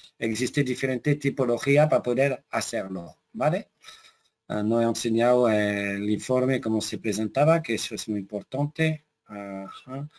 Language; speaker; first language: Spanish; non-native, fluent; French